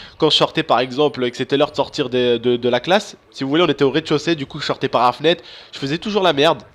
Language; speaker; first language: French; early bilingual, other home language; Arabic